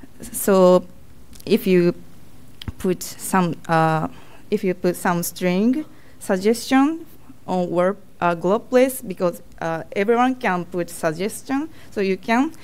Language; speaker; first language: English; non-native, learner; Japanese